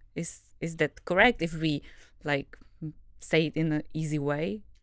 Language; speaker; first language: English; non-native, fluent; Czech